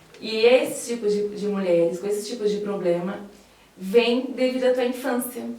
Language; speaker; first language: Portuguese; native; Portuguese